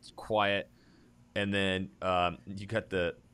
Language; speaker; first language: English; native; English